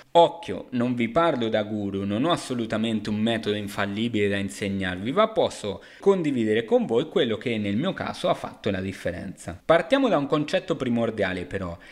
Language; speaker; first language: Italian; non-native, fluent; Spanish